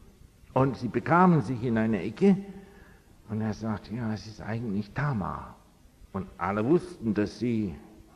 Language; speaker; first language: German; non-native, fluent; English